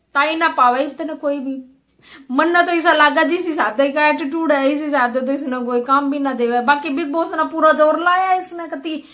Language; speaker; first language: Hindi; native; Hindi